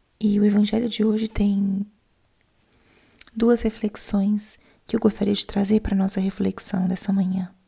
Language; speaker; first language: Portuguese; native; Portuguese